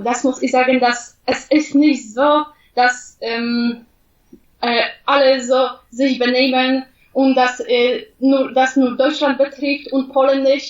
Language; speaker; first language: German; non-native, fluent; Polish